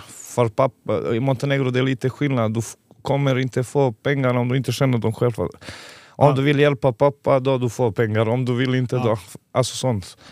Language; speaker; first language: Swedish; non-native, fluent; Serbian